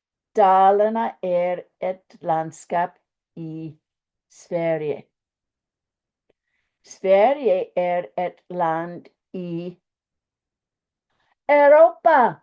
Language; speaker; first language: Swedish; non-native, fluent; English